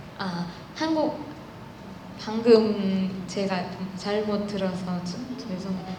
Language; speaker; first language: Korean; non-native, learner; Thai